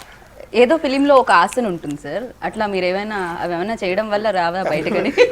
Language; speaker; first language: Telugu; native; Telugu